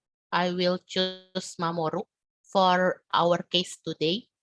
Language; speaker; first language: English; non-native, learner; Indonesian